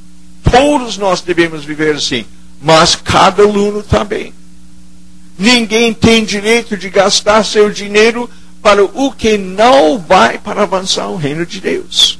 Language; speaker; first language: Portuguese; non-native, fluent; English